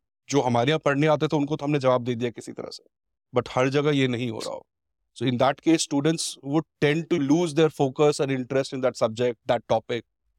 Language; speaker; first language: English; non-native, local second language; Hindi